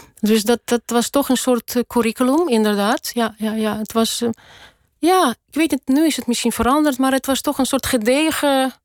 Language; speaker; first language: Dutch; non-native, fluent; Russian